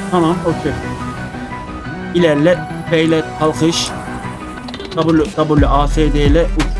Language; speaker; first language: Turkish; native; Turkish